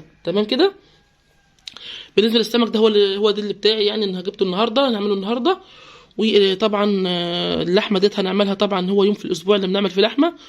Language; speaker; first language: Arabic; native; Arabic